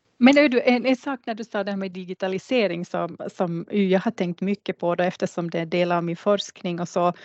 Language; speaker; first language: Swedish; native; Swedish